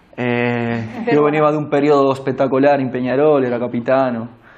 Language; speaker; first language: Italian; non-native, fluent; Spanish